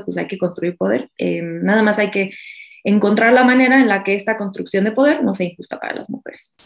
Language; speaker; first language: Spanish; native; Spanish